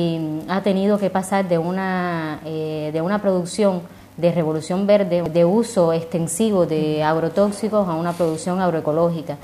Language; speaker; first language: Spanish; native; Spanish